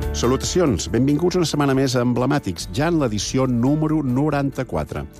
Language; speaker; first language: Catalan; native; Catalan